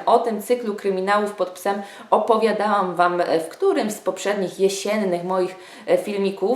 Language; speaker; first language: Polish; native; Polish